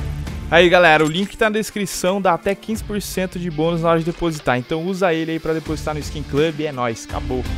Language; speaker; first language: Portuguese; native; Portuguese